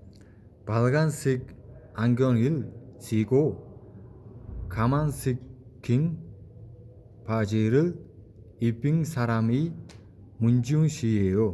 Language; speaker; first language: Korean; non-native, learner; Mongolian